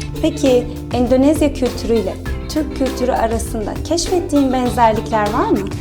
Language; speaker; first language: Turkish; native; Turkish